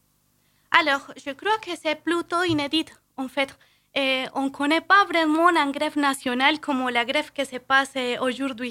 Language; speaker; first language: French; non-native, fluent; Spanish